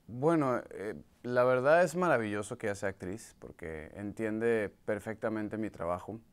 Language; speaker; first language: Spanish; native; Spanish